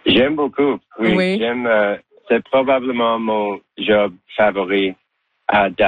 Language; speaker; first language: French; non-native, local second language; English